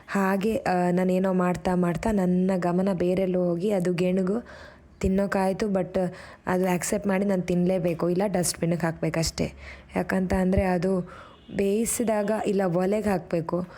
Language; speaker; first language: Kannada; native; Kannada